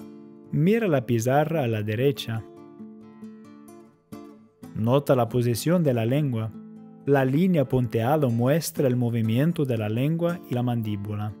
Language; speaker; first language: Spanish; non-native, fluent; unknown